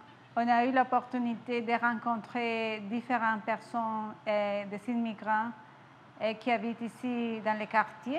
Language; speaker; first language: French; non-native, fluent; Spanish